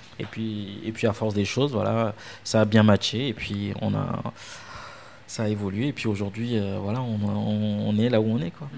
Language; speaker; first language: French; non-native, local second language; Ewe